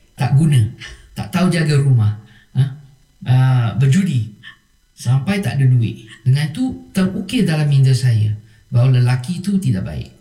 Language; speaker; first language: Malay; non-native, local second language; Chinese